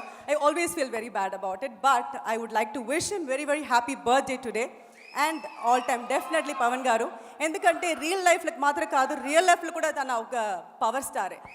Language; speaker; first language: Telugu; non-native, learner; Tamil